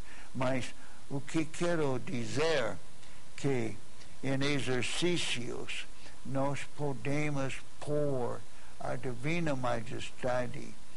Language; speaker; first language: Portuguese; non-native, fluent; English